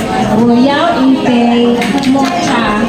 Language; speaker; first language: Chinese; non-native, learner; Filipino